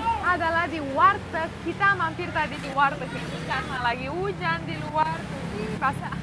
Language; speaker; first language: Indonesian; non-native, fluent; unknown